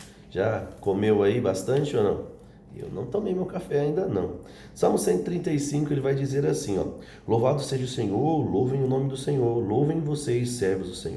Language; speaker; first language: Portuguese; native; Portuguese